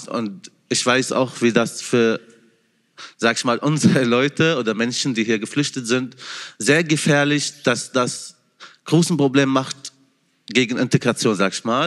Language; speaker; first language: German; non-native, fluent; Arabic